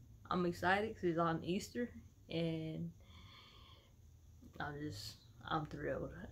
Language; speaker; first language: English; early bilingual, other home language; Spanish